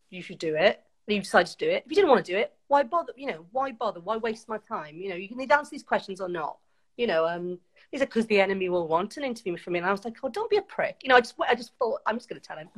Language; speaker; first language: English; native; English